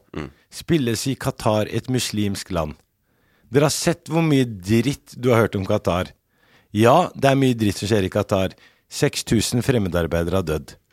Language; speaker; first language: Norwegian; early bilingual, other home language; Arabic